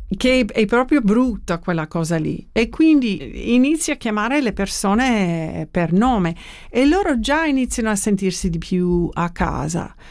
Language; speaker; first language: Italian; non-native, fluent; English